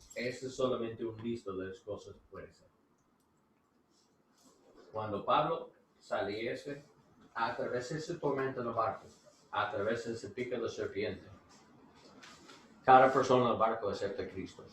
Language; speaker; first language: Spanish; non-native, learner; English